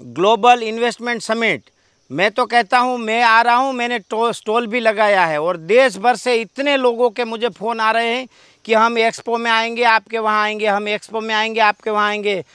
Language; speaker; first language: Hindi; non-native, local second language; Gujarati